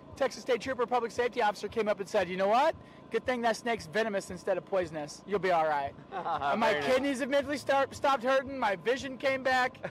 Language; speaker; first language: English; native; English